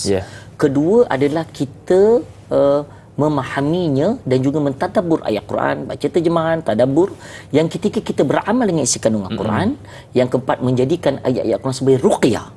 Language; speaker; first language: Malay; native; Malay